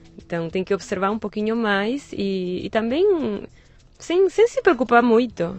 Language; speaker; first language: Portuguese; non-native, fluent; Spanish